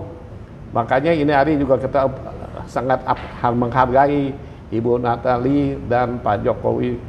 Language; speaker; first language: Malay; non-native, local second language; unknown